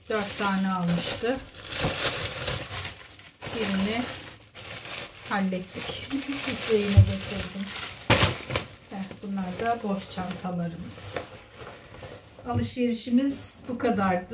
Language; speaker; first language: Turkish; native; Turkish